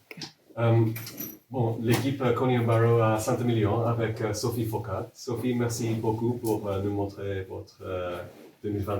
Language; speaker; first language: French; non-native, fluent; English